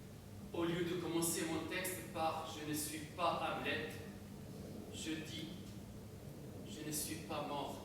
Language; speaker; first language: French; non-native, local second language; Arabic